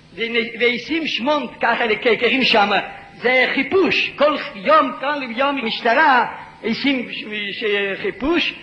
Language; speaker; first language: Hebrew; non-native, fluent; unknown